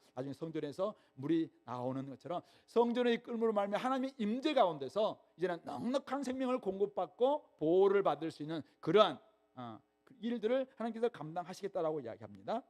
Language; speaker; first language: Korean; native; Korean